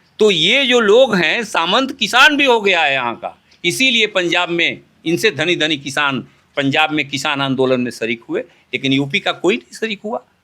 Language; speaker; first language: Hindi; native; Hindi